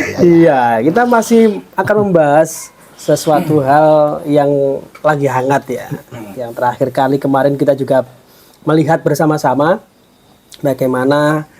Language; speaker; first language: Indonesian; non-native, local second language; Javanese